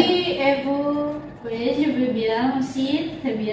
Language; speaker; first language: French; non-native, learner; Indonesian